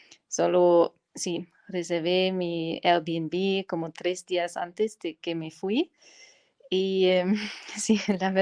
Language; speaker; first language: Spanish; non-native, fluent; German